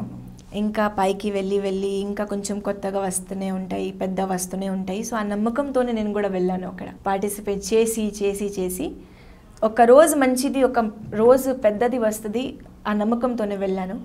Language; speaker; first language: Telugu; non-native, learner; Hindi